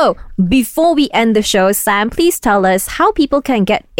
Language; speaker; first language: English; non-native, local second language; Cantonese